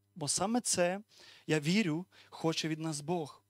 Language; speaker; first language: Ukrainian; native; Ukrainian